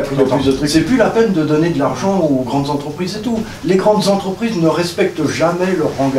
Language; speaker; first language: French; native; French